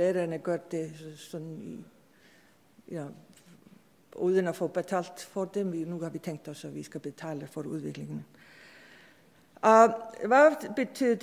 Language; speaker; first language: Danish; non-native, fluent; Icelandic